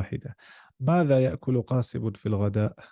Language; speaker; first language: Arabic; non-native, fluent; English